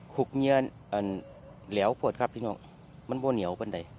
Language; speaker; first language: Thai; native; Thai